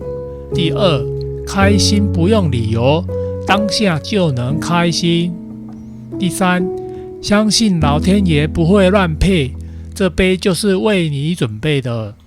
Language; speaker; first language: Chinese; native; Chinese